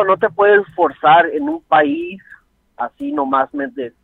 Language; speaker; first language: Spanish; early bilingual, heritage; Spanish